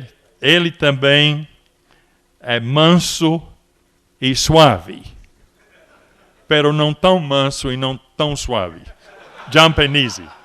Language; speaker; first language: Portuguese; non-native, fluent; English